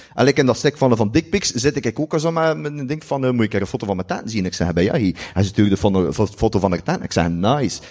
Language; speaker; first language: Dutch; native; Dutch